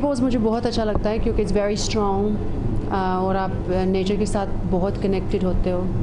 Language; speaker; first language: Hindi; non-native, fluent; English